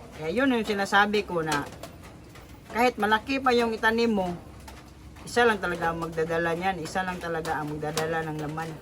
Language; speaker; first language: Filipino; non-native, local second language; Cebuano